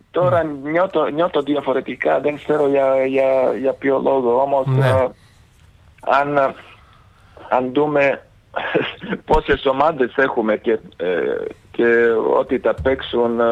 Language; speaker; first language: Greek; non-native, fluent; Serbian